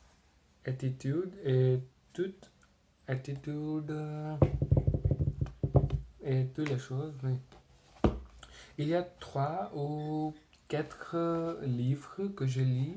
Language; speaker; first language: French; non-native, learner; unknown